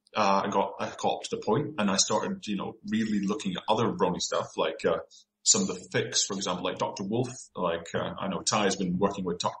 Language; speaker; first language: English; native; English